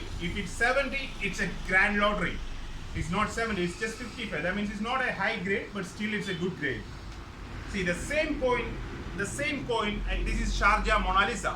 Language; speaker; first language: English; non-native, local second language; Malayalam